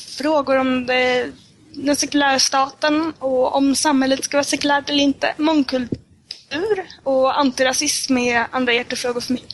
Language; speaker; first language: Swedish; native; Swedish